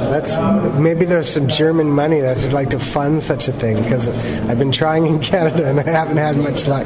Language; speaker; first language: English; native; English